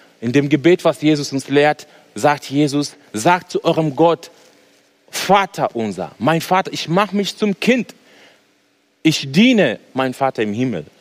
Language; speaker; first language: German; non-native, fluent; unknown